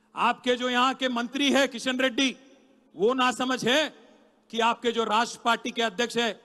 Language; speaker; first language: Hindi; non-native, local second language; Telugu